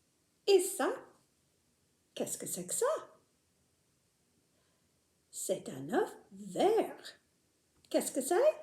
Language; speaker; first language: French; non-native, fluent; English